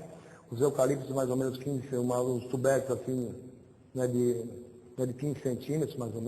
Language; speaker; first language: Portuguese; native; Portuguese